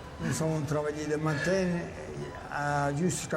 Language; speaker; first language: French; non-native, learner; Italian